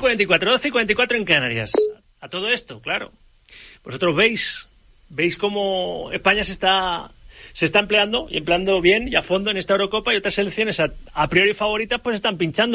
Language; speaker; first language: Spanish; native; Spanish